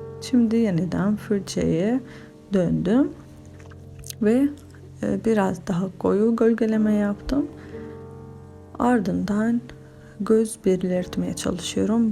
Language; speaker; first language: Turkish; non-native, fluent; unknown